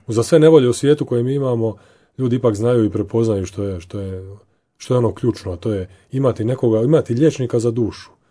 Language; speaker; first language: Croatian; native; Croatian